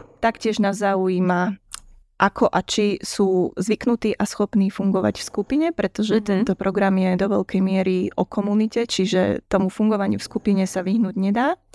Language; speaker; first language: Slovak; native; Slovak